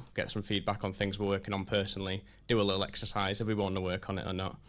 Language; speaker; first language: English; native; English